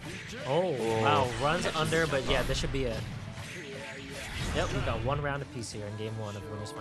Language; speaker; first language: English; native; English